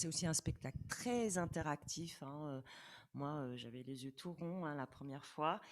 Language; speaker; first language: French; native; French